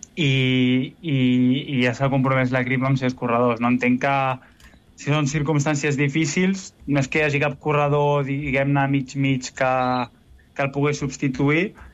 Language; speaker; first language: Catalan; native; Catalan